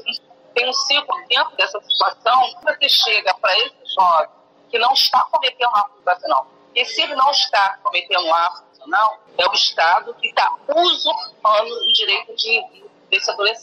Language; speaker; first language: Portuguese; native; Portuguese